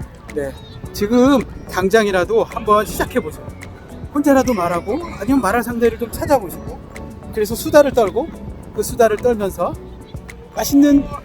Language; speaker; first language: Korean; native; Korean